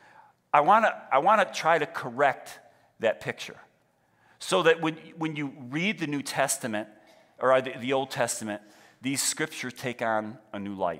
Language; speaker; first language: English; native; English